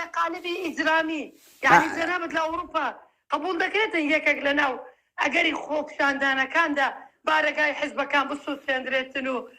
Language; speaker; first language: Central Kurdish; non-native, local second language; Turkmen